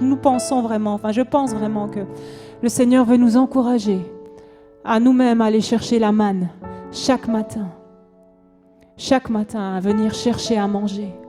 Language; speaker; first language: French; native; French